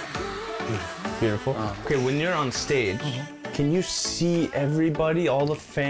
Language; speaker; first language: English; non-native, fluent; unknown